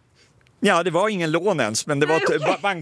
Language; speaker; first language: Swedish; native; Swedish